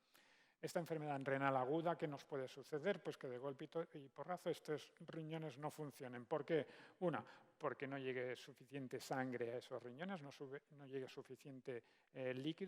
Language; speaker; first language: Spanish; native; Spanish